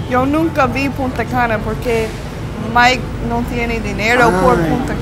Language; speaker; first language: Spanish; non-native, learner; English